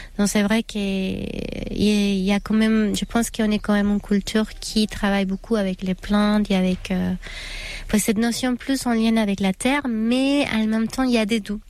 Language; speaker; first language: French; non-native, fluent; Spanish